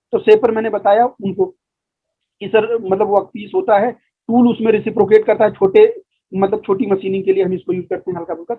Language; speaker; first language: Hindi; native; Hindi